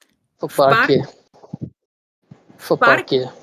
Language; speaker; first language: Russian; non-native, learner; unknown